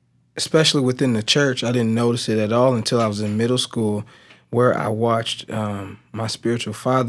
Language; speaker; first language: English; native; English